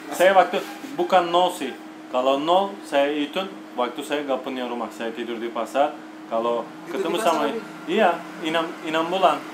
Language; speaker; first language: Indonesian; non-native, fluent; Turkish